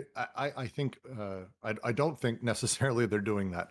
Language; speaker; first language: English; native; English